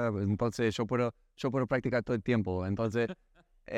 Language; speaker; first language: Spanish; non-native, learner; English